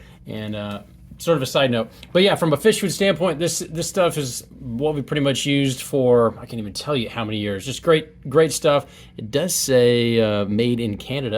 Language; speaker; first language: English; native; English